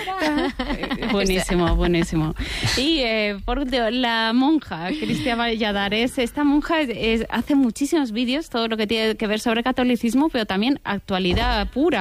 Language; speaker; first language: Spanish; native; Spanish